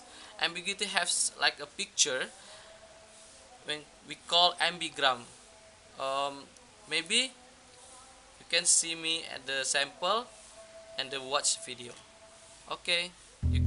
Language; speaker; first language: English; non-native, learner; Indonesian